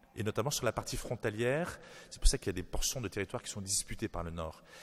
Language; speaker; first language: French; native; French